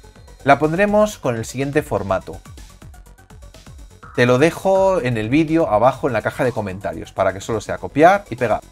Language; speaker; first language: Spanish; native; Spanish